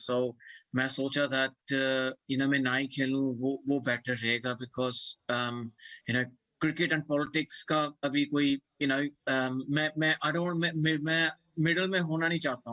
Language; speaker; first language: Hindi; early bilingual, heritage; English